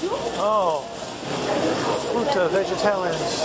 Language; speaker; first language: Spanish; non-native, learner; English